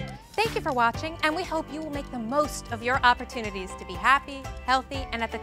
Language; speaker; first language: English; native; English